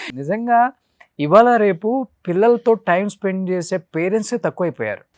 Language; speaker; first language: Telugu; native; Telugu